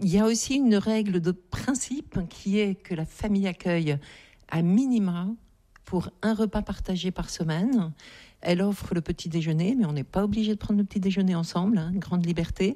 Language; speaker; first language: French; native; French